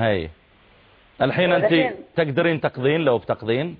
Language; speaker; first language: Arabic; native; Arabic